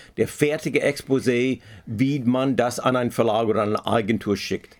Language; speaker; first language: German; non-native, fluent; English